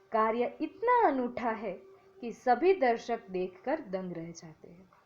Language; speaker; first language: Hindi; non-native, local second language; Gujarati